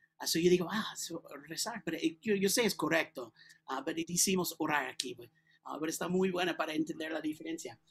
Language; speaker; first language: Spanish; non-native, learner; English